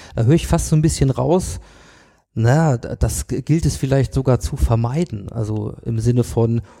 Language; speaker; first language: German; native; German